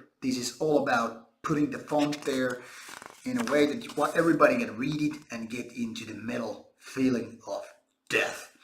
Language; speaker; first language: English; non-native, fluent; Finnish